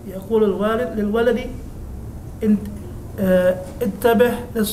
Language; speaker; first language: Arabic; non-native, learner; Indonesian